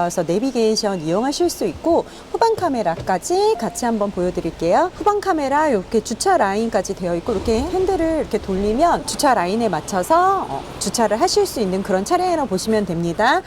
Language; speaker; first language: Korean; native; Korean